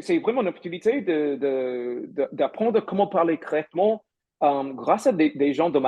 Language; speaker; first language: French; non-native, fluent; English